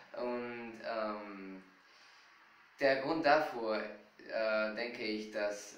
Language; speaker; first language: German; non-native, fluent; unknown